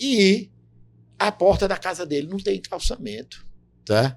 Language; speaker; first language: Portuguese; native; Portuguese